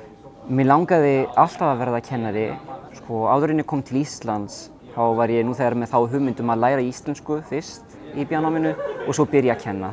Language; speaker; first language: Icelandic; non-native, fluent; Italian